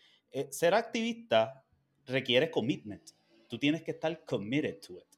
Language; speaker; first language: Spanish; native; Spanish